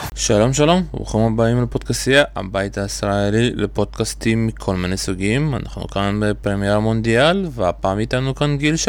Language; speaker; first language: Hebrew; native; Hebrew